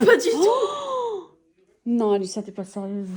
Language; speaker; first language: French; native; French